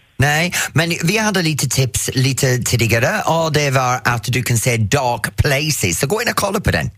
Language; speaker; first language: Swedish; non-native, fluent; English